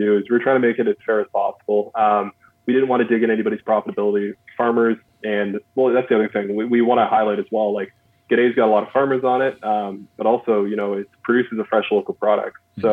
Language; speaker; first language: English; native; English